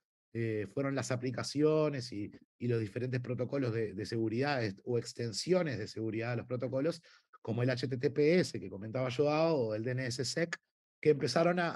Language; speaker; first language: Spanish; native; Spanish